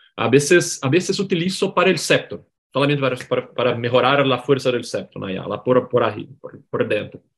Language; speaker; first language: Spanish; non-native, learner; Portuguese